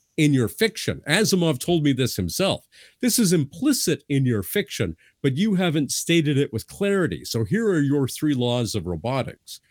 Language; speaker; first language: English; native; English